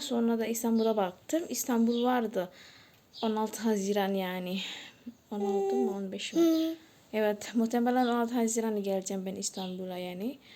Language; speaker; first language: Turkish; non-native, fluent; Indonesian